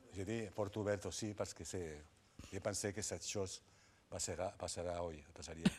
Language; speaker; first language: French; non-native, learner; Spanish